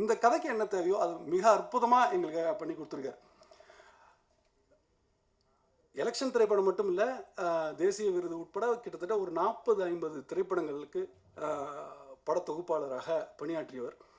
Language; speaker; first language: Tamil; native; Tamil